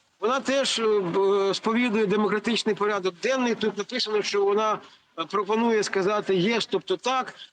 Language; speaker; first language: Ukrainian; native; Ukrainian